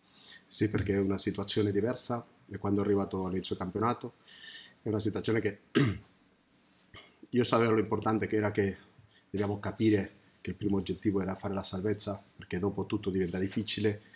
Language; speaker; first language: Italian; non-native, fluent; Spanish